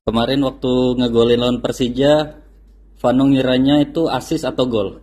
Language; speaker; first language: Indonesian; native; Indonesian